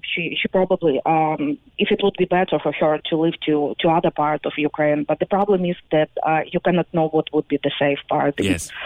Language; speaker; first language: English; non-native, fluent; Ukrainian